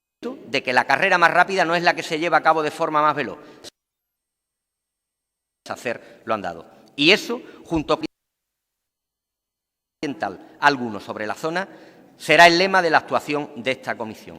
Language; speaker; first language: Spanish; native; Spanish